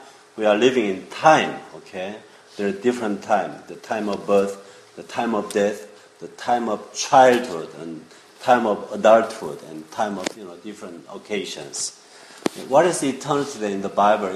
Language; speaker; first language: English; non-native, fluent; Korean